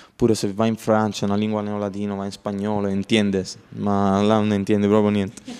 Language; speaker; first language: Italian; native; Italian